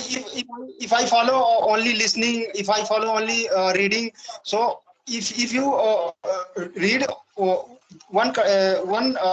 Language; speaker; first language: English; non-native, learner; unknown